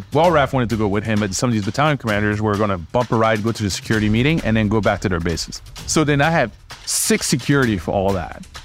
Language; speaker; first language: English; early bilingual, other home language; French